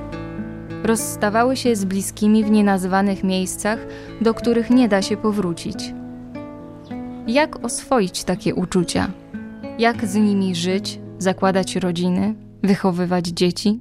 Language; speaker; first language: Polish; native; Polish